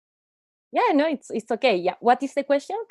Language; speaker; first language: English; non-native, learner; Spanish